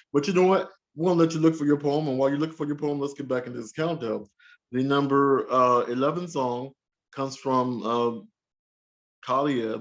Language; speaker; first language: English; native; English